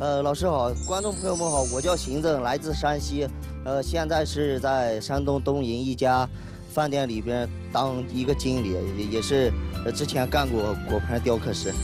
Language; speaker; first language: Chinese; native; Chinese